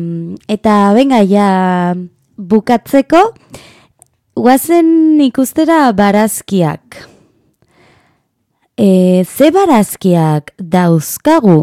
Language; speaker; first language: Basque; non-native, learner; Spanish